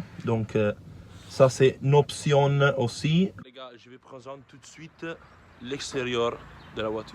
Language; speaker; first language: French; non-native, learner; Italian